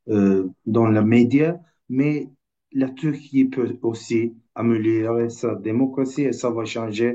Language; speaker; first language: French; non-native, fluent; Turkish